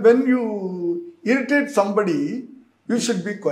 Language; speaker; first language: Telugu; non-native, learner; Tamil